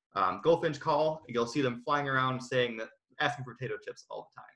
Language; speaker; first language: English; native; English